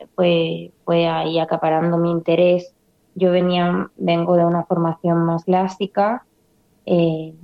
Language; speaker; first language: Spanish; native; Spanish